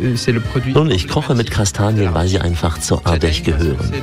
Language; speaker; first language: German; native; German